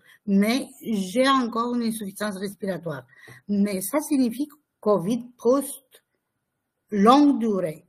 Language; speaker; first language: French; non-native, fluent; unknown